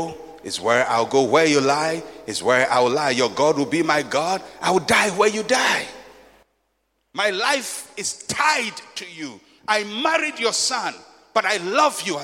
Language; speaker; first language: English; non-native, local second language; Akan